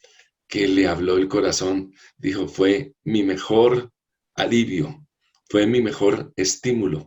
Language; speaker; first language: Spanish; native; Spanish